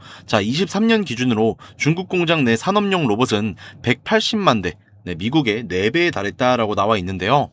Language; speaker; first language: Korean; native; Korean